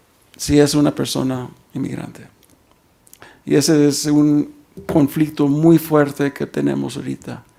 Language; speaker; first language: Spanish; early bilingual, heritage; Spanish